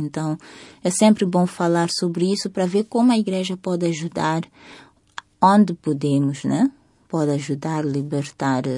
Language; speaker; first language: Portuguese; native; Portuguese